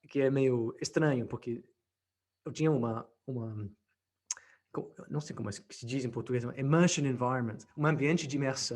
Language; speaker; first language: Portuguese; non-native, fluent; English